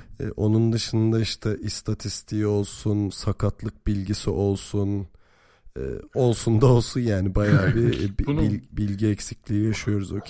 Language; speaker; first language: Turkish; native; Turkish